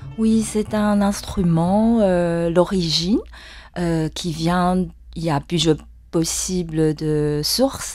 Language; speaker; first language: French; non-native, fluent; Chinese